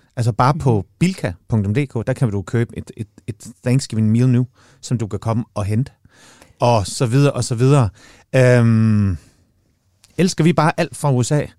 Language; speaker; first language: Danish; native; Danish